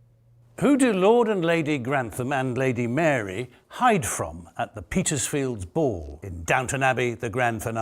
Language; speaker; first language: English; native; English